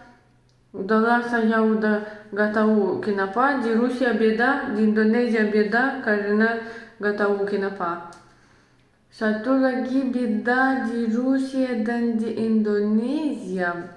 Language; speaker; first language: Indonesian; non-native, learner; Russian